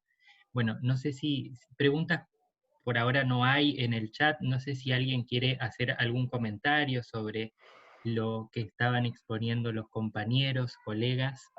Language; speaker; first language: Spanish; native; Spanish